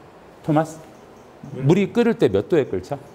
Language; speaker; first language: Korean; native; Korean